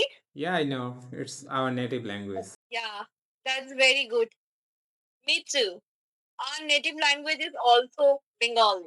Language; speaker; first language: English; non-native, learner; Bangla